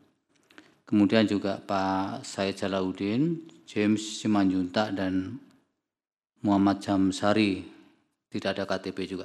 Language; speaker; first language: Indonesian; native; Indonesian